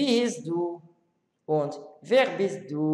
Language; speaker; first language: German; non-native, learner; Arabic